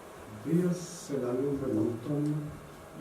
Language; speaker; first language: Indonesian; non-native, learner; Polish